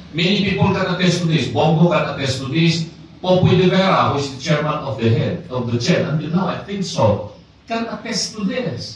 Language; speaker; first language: English; non-native, local second language; Filipino